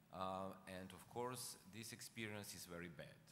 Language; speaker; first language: English; non-native, fluent; Slovenian